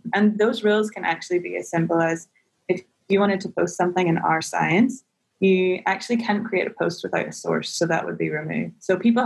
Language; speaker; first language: English; native; English